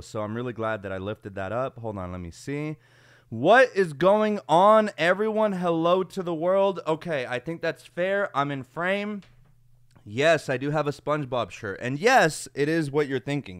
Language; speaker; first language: English; early bilingual, other home language; Spanish